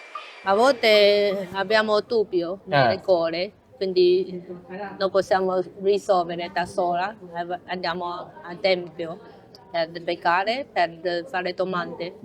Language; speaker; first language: Italian; non-native, learner; Chinese